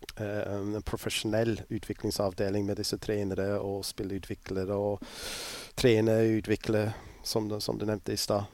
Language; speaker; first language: Norwegian; non-native, fluent; English